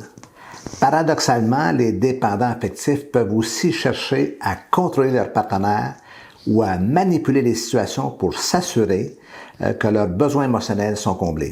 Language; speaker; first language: French; native; French